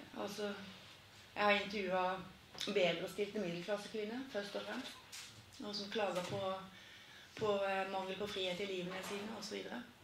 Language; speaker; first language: Norwegian; native; Norwegian